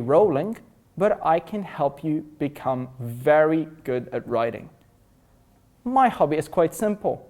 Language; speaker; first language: English; non-native, fluent; Russian